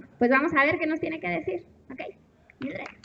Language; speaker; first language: Spanish; native; Spanish